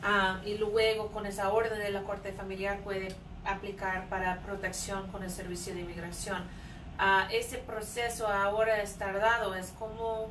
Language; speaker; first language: Spanish; non-native, fluent; English